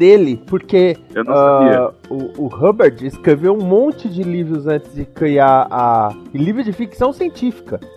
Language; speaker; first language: Portuguese; native; Portuguese